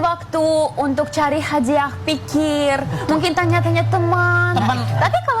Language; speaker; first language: Indonesian; non-native, learner; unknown